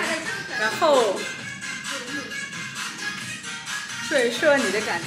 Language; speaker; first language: Chinese; non-native, fluent; Vietnamese